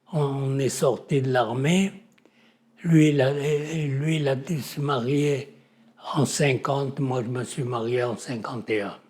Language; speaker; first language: French; native; French